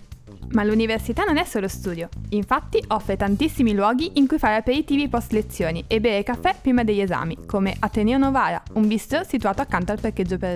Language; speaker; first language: Italian; native; Italian